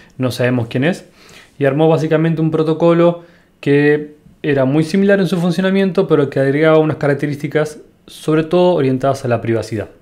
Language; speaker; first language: Spanish; native; Spanish